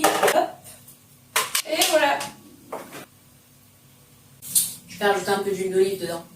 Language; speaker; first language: French; native; French